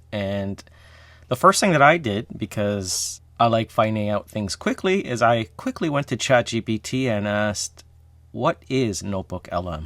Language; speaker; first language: English; native; English